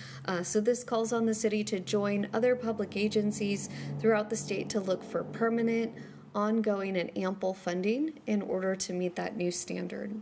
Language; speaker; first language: English; native; English